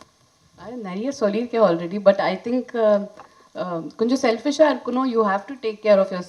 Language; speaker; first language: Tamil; non-native, fluent; Hindi